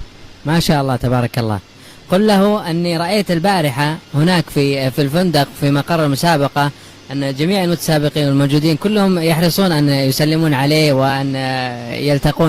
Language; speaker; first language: Arabic; native; Arabic